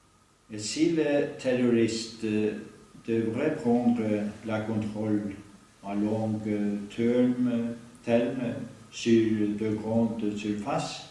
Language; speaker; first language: French; non-native, learner; Norwegian